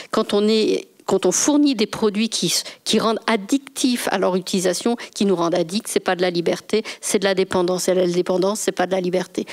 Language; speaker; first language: French; native; French